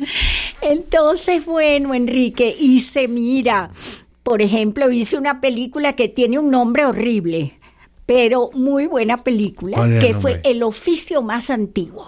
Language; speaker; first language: Spanish; native; Spanish